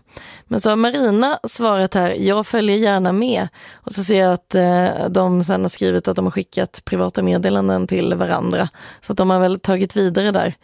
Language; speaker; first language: Swedish; native; Swedish